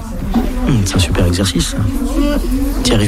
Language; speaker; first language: French; native; French